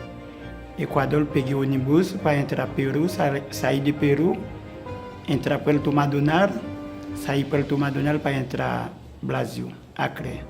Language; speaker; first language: Portuguese; non-native, learner; Haitian Creole